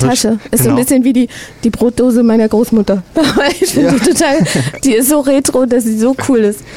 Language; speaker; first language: German; native; German